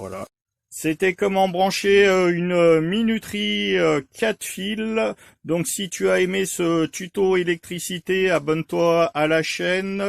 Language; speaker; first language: French; native; French